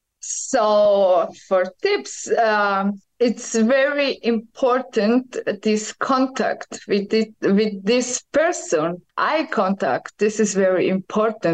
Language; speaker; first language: English; non-native, learner; Croatian